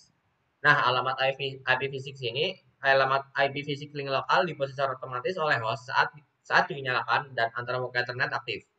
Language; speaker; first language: Indonesian; native; Indonesian